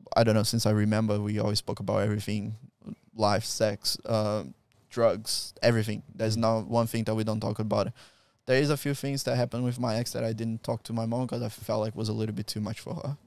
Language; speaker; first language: English; non-native, fluent; Portuguese